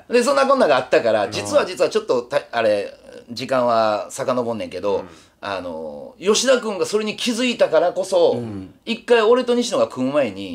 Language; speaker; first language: Japanese; native; Japanese